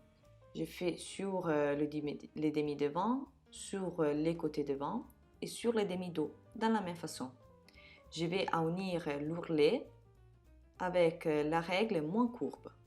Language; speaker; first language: French; non-native, fluent; Italian